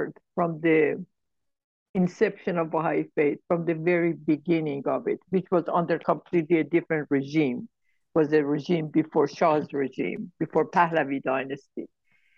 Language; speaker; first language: English; non-native, fluent; Persian